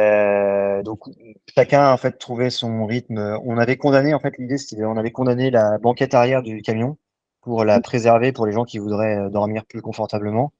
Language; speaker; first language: French; native; French